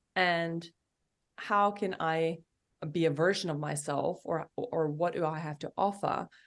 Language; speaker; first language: English; non-native, fluent; Norwegian